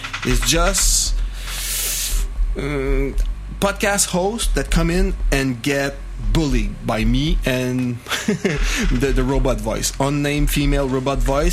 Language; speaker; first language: English; non-native, fluent; French